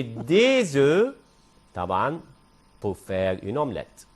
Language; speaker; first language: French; non-native, fluent; Arabic